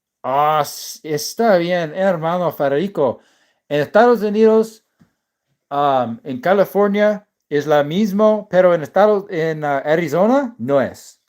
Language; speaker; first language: Spanish; non-native, learner; English